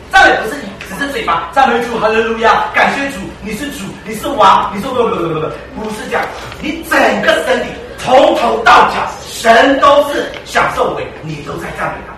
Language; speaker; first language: Chinese; early bilingual, heritage; Chinese